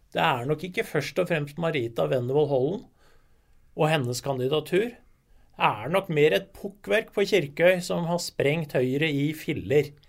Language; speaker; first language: Norwegian; native; Norwegian